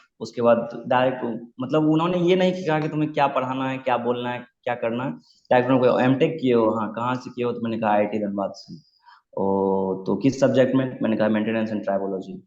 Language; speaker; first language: Hindi; native; Hindi